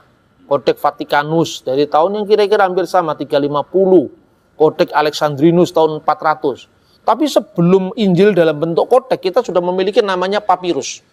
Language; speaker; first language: Indonesian; native; Indonesian